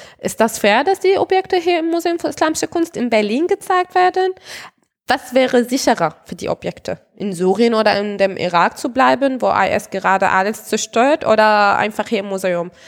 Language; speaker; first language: German; non-native, fluent; Arabic